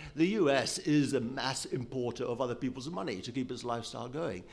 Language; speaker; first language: English; native; English